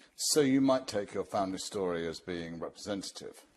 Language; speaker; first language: English; native; English